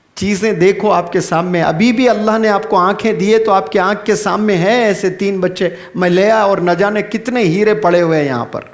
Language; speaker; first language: Urdu; native; Urdu